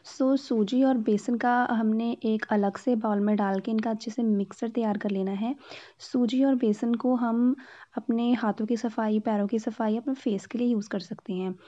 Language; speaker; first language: Hindi; non-native, local second language; Punjabi